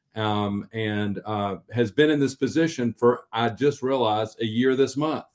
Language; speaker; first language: English; native; English